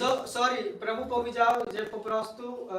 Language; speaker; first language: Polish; non-native, learner; Hindi